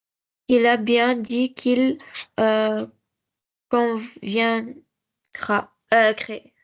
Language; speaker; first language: French; non-native, learner; Arabic